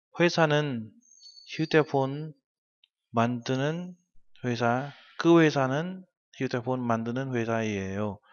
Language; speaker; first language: Korean; non-native, learner; Vietnamese